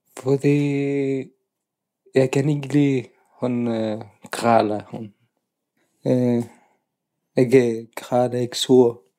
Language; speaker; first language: Danish; non-native, learner; Persian